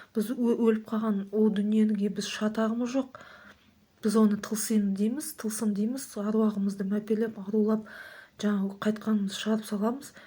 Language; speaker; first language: Kazakh; native; Kazakh